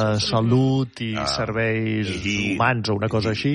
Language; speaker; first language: Catalan; non-native, fluent; English